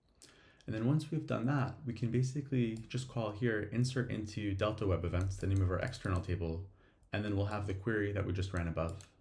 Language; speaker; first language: English; native; English